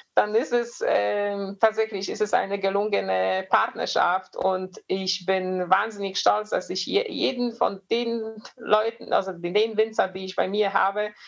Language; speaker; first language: German; non-native, fluent; Polish